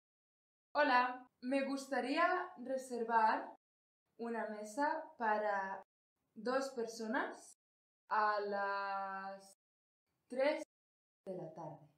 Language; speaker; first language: Spanish; non-native, learner; English